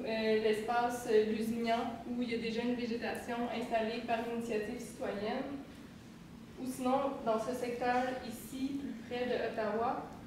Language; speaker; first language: French; native; French